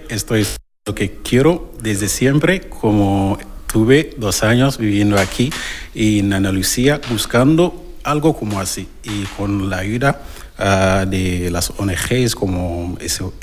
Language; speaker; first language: Spanish; non-native, learner; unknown